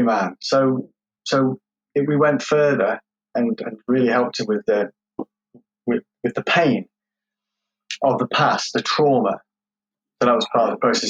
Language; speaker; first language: English; native; English